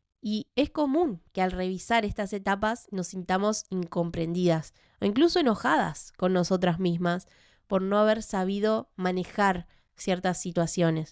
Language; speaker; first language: Spanish; native; Spanish